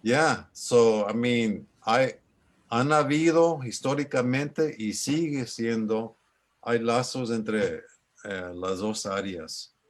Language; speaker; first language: Spanish; early bilingual, other home language; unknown